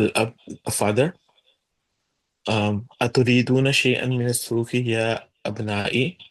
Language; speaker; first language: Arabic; non-native, learner; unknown